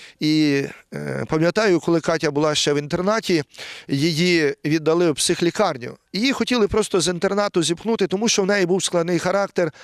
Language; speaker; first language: Ukrainian; native; Ukrainian